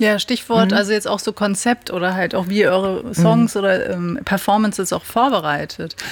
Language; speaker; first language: German; native; German